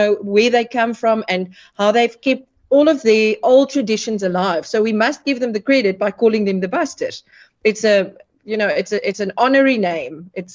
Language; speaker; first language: English; non-native, local second language; Afrikaans